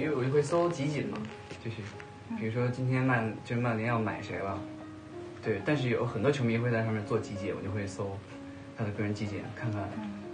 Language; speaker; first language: Chinese; native; Chinese